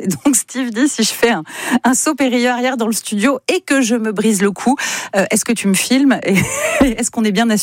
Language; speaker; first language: French; native; French